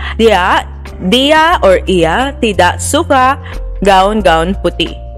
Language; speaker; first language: Indonesian; non-native, learner; Filipino